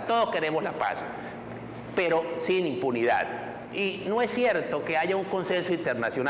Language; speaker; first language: Spanish; native; Spanish